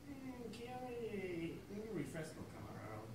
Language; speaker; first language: Spanish; non-native, learner; English